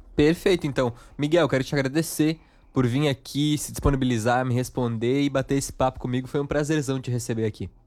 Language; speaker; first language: Portuguese; native; Portuguese